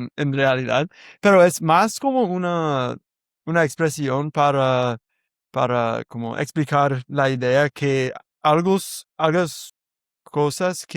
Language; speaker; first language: Spanish; non-native, learner; English